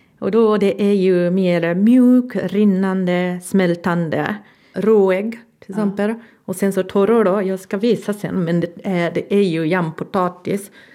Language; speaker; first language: Swedish; non-native, fluent; Japanese